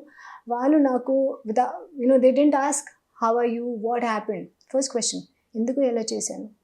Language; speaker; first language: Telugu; non-native, learner; Hindi